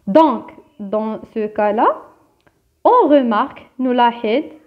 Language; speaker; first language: French; non-native, local second language; Arabic